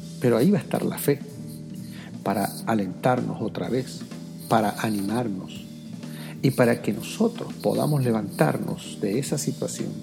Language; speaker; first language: Spanish; native; Spanish